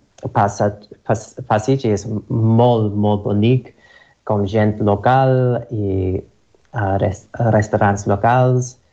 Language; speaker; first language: Catalan; non-native, learner; English